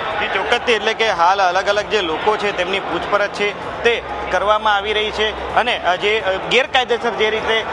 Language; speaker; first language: Gujarati; native; Gujarati